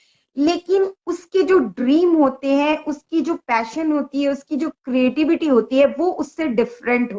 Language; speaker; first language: Hindi; native; Hindi